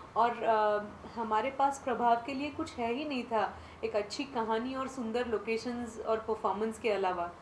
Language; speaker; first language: Hindi; non-native, local second language; Marathi